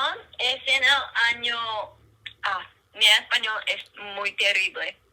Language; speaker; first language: Spanish; non-native, learner; English